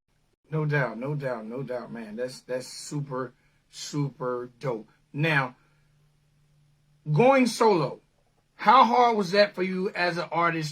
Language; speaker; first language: English; native; English